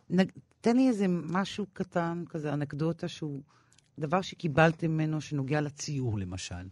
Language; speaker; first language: Hebrew; native; Hebrew